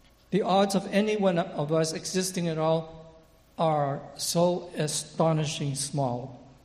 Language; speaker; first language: English; native; English